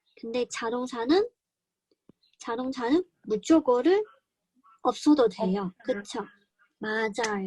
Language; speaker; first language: Korean; non-native, fluent; Chinese